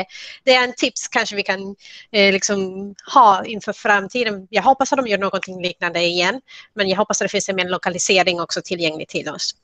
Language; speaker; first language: Swedish; non-native, fluent; Spanish